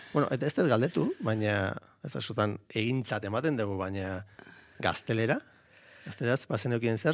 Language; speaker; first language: Basque; native; Basque